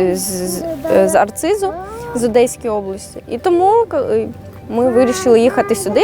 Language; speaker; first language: Ukrainian; native; Ukrainian